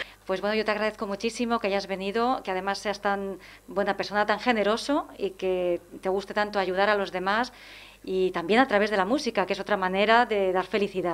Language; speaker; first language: Spanish; native; Spanish